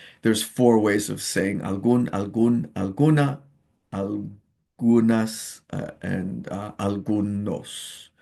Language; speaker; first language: Spanish; non-native, fluent; English